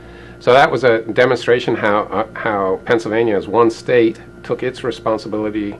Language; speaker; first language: English; native; English